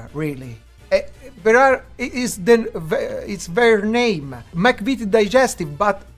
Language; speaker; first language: English; non-native, learner; Italian